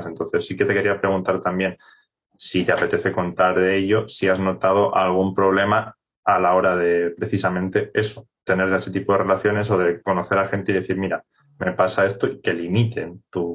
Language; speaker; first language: Spanish; native; Spanish